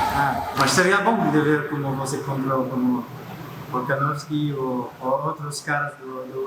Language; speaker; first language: Portuguese; non-native, learner; French